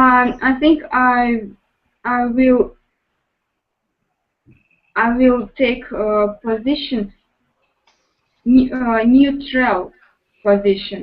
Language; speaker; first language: English; non-native, learner; Russian